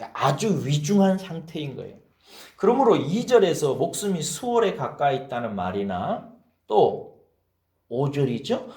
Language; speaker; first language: Korean; native; Korean